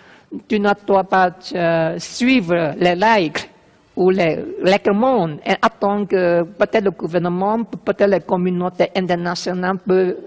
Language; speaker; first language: French; non-native, learner; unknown